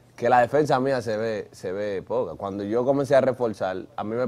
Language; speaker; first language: Spanish; native; Spanish